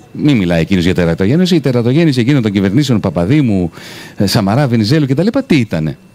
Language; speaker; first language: Greek; native; Greek